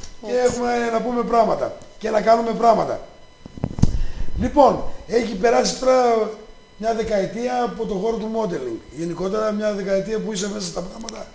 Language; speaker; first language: Greek; native; Greek